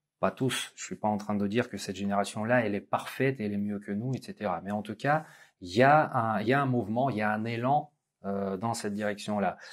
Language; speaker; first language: French; non-native, fluent; Russian